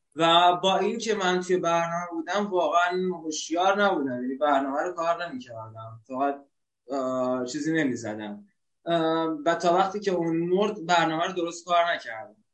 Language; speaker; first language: Persian; native; Persian